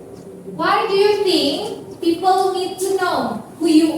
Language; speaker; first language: English; non-native, fluent; Indonesian